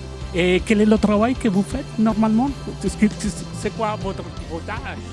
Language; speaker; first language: French; non-native, fluent; Spanish